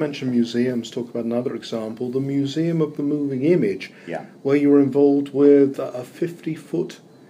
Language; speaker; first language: English; native; English